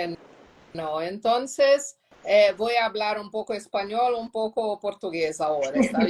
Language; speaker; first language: Spanish; non-native, learner; Portuguese